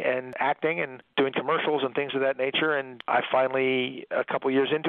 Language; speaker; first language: English; native; English